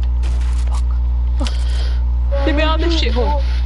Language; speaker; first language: English; native; English